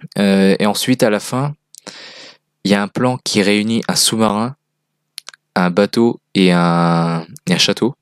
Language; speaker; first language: French; native; French